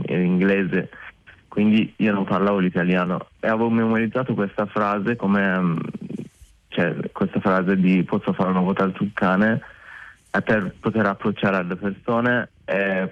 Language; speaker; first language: Italian; non-native, fluent; Persian